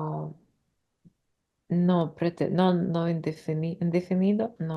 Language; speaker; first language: Spanish; non-native, learner; English